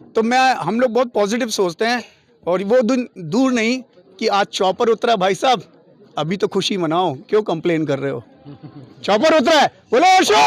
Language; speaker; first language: Hindi; native; Hindi